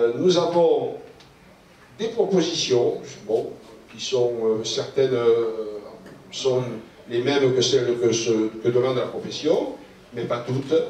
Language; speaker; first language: French; native; French